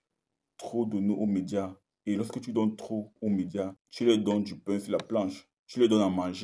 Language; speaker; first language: French; native; French